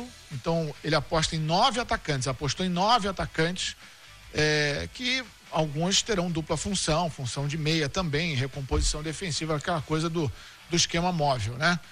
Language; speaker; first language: Portuguese; native; Portuguese